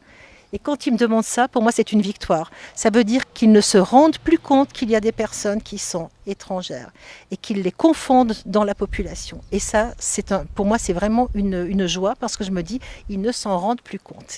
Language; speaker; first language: French; native; French